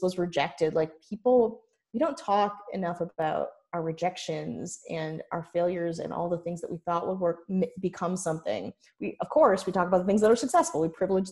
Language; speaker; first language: English; native; English